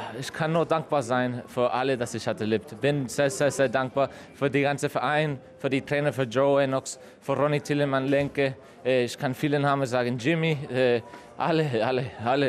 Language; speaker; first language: German; non-native, fluent; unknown